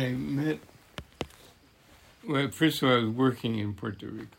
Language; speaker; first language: English; native; English